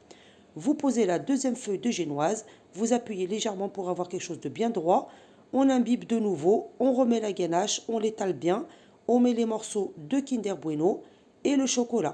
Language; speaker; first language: French; native; French